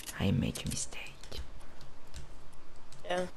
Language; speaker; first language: English; non-native, learner; French